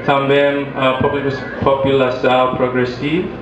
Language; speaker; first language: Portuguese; non-native, learner; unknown